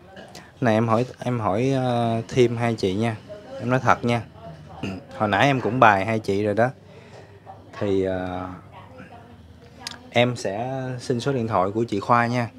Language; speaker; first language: Vietnamese; native; Vietnamese